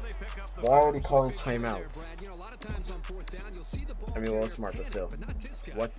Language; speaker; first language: English; native; English